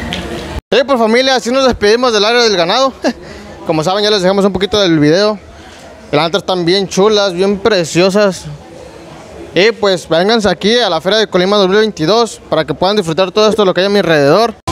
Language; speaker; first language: Spanish; native; Spanish